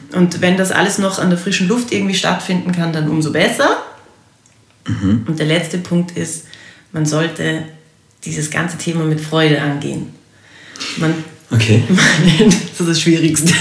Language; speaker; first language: German; native; German